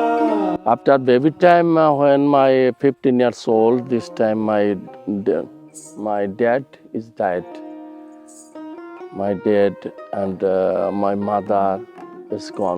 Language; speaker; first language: English; non-native, learner; Bangla